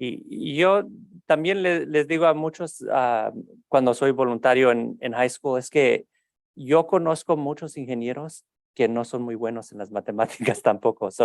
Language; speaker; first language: Spanish; early bilingual, heritage; Spanish